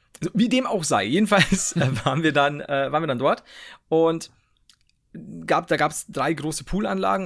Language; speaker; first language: German; native; German